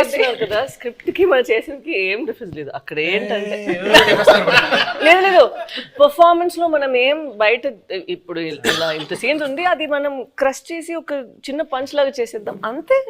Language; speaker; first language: Telugu; non-native, fluent; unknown